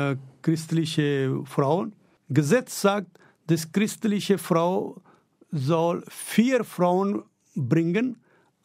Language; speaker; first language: German; non-native, learner; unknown